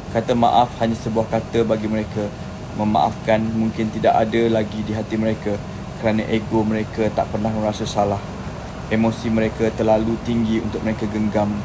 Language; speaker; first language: Malay; native; Malay